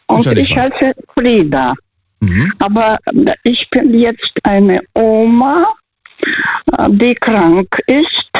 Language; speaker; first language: German; non-native, fluent; Russian